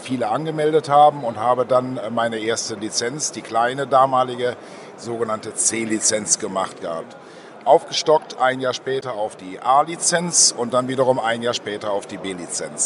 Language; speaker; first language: German; native; German